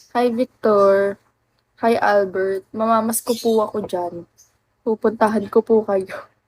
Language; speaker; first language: Filipino; native; Filipino